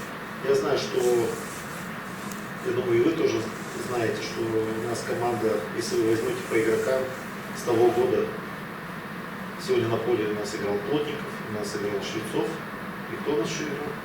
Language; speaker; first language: Russian; native; Russian